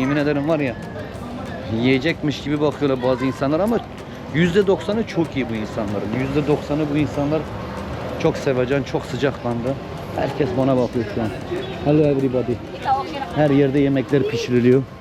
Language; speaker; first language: Turkish; native; Turkish